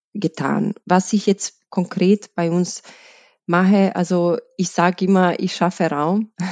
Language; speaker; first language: German; non-native, fluent; Bosnian